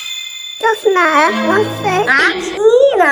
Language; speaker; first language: Chinese; native; Chinese